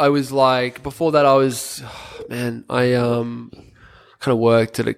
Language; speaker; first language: English; native; English